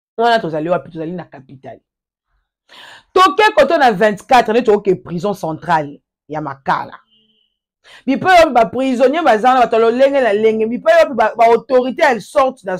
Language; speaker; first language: Lingala; native; Lingala